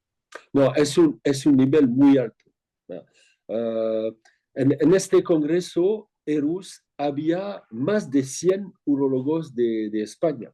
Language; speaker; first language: Spanish; non-native, fluent; French